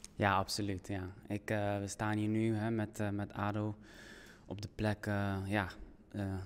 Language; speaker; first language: Dutch; native; Dutch